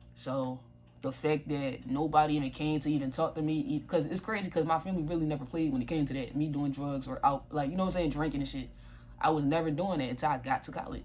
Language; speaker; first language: English; native; English